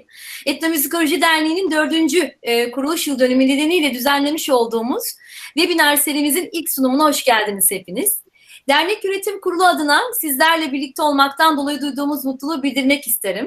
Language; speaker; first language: Turkish; native; Turkish